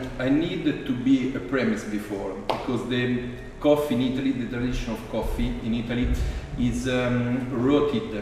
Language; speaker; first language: English; non-native, fluent; Italian